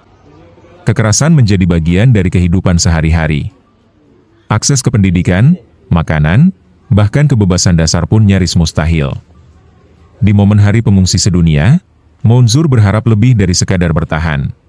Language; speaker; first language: Indonesian; native; Indonesian